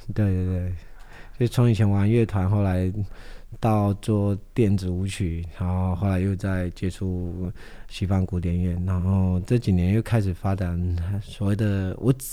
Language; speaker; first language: Chinese; non-native, local second language; Amis